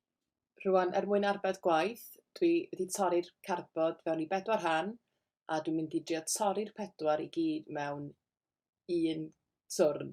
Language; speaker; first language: Welsh; native; Welsh